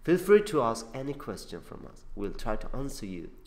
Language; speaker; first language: English; non-native, learner; Uzbek